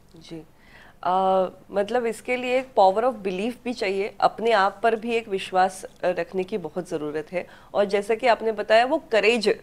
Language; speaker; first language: Hindi; non-native, local second language; Marathi